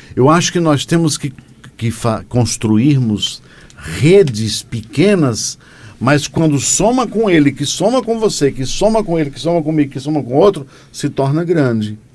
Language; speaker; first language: Portuguese; native; Portuguese